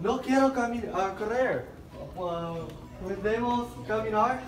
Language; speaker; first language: Spanish; non-native, learner; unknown